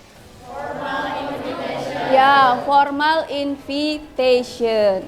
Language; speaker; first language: English; non-native, learner; Indonesian